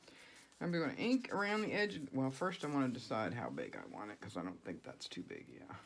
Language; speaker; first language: English; native; English